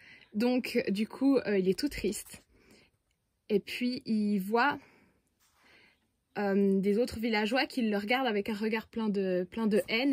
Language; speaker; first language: French; native; French